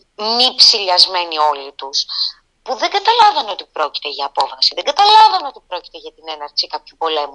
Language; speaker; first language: Greek; native; Greek